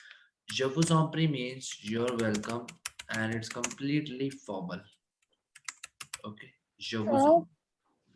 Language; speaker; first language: French; non-native, learner; Hindi